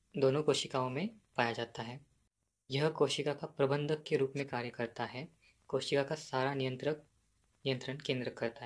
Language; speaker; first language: Hindi; non-native, local second language; Marathi